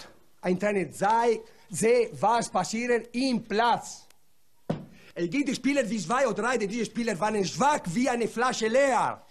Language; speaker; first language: German; non-native, learner; Italian